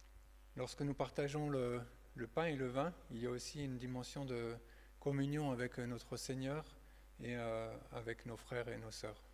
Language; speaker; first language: French; native; French